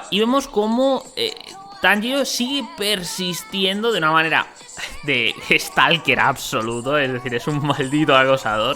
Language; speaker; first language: Spanish; native; Spanish